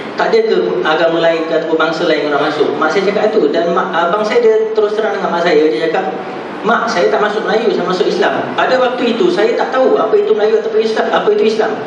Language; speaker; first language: Malay; non-native, local second language; Tamil